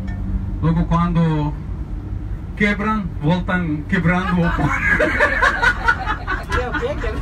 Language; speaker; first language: Portuguese; non-native, learner; Arabic